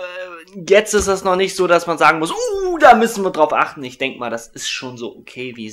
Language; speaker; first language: German; native; German